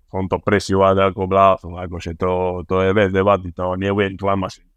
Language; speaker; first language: Slovak; non-native, learner; Spanish